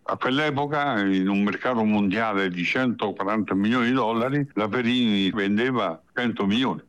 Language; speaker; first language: Italian; native; Italian